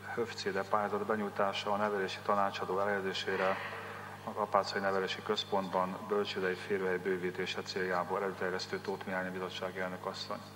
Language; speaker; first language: Hungarian; native; Hungarian